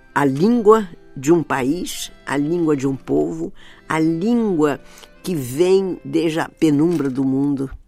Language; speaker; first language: Portuguese; native; Portuguese